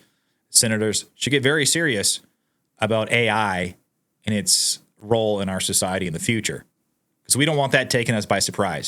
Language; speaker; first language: English; native; English